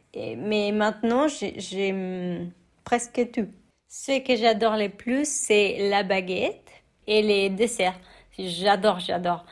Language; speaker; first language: French; non-native, fluent; Spanish